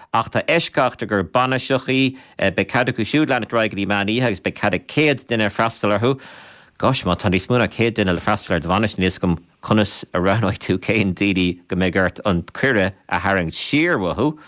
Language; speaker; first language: Irish; native; Irish